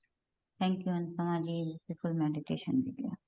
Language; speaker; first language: Hindi; native; Hindi